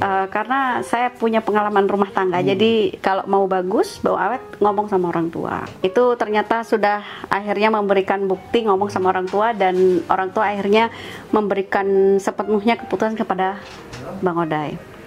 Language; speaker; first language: Indonesian; native; Indonesian